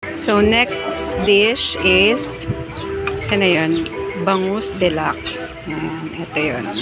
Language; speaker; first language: Filipino; non-native, local second language; Iloko